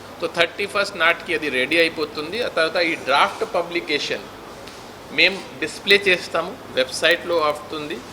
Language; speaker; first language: Telugu; non-native, fluent; Hindi